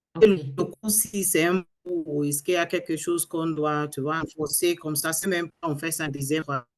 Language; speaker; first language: French; non-native, learner; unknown